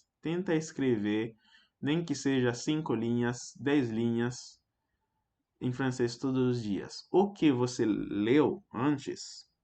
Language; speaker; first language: Portuguese; non-native, fluent; French